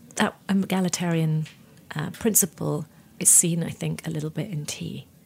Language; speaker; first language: English; native; English